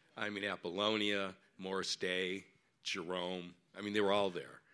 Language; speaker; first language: English; native; English